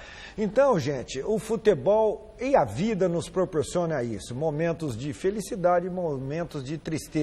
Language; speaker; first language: Portuguese; native; Portuguese